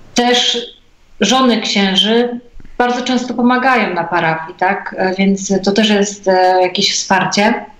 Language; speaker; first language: Polish; native; Polish